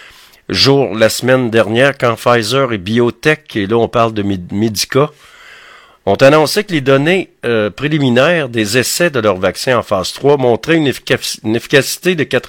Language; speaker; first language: French; native; French